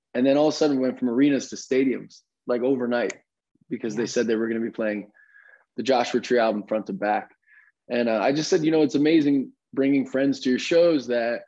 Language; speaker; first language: English; native; English